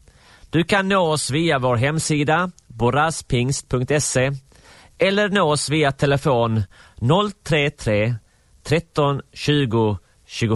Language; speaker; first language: Swedish; native; Swedish